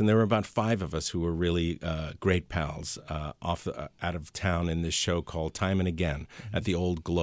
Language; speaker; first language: English; early bilingual, other home language; Spanish